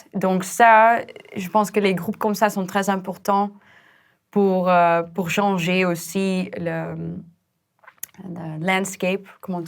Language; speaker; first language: French; non-native, fluent; Dutch